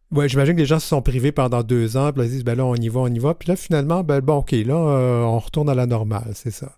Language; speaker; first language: French; native; French